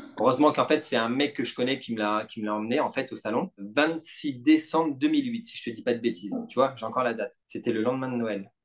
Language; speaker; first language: French; native; French